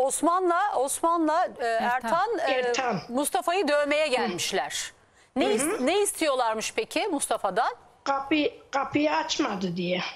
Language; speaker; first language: Turkish; native; Turkish